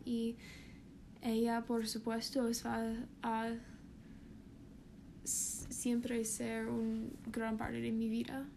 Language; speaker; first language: Spanish; non-native, learner; English